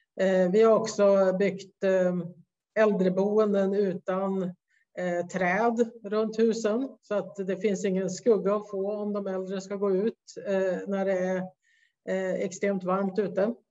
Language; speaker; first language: Swedish; native; Swedish